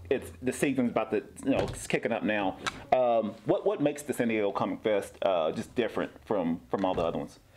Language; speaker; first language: English; native; English